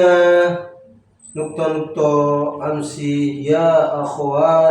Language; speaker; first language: Arabic; non-native, learner; Indonesian